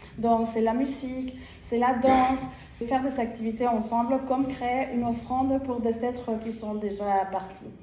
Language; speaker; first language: French; non-native, fluent; Spanish